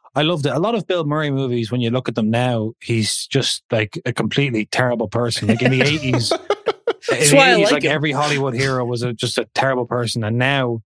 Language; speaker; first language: English; native; English